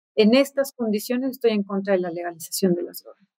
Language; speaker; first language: Spanish; native; Spanish